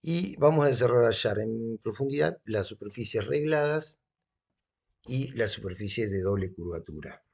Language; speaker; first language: Spanish; native; Spanish